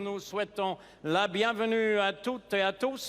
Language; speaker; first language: French; non-native, local second language; German